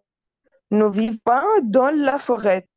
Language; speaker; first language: French; non-native, fluent; Arabic